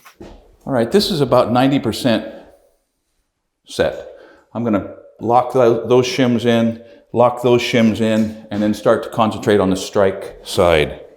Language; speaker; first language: English; native; English